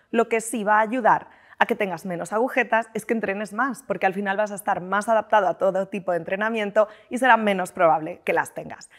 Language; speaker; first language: Spanish; native; Spanish